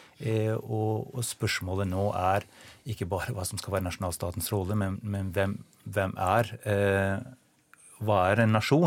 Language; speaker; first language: Norwegian; non-native, fluent; Albanian